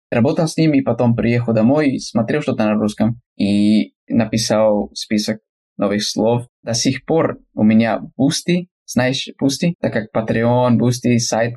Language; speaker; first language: Russian; non-native, fluent; English